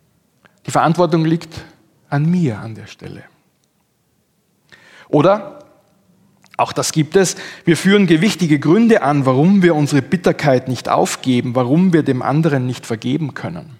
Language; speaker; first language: German; native; German